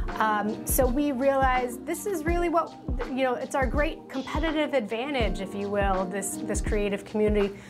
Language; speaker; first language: English; native; English